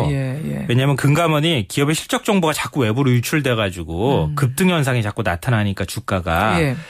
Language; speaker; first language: Korean; native; Korean